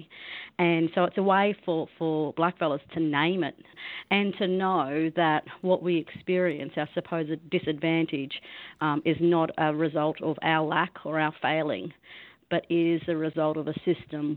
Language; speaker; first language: English; native; English